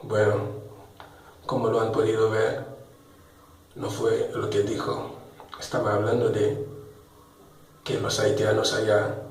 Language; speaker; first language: Spanish; non-native, local second language; Haitian Creole